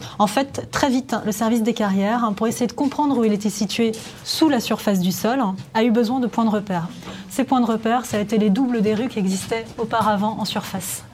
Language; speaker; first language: French; native; French